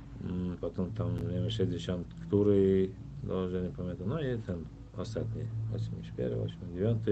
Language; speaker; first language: Polish; non-native, fluent; Turkmen